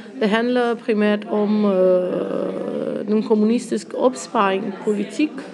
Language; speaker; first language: Danish; non-native, learner; Romanian